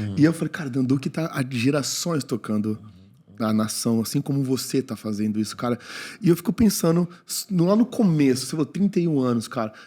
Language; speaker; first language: Portuguese; native; Portuguese